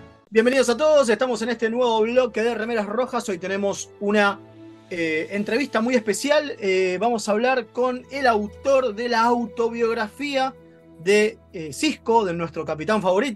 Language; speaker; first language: Spanish; native; Spanish